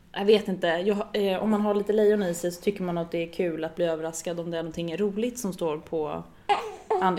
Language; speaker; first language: Swedish; native; Swedish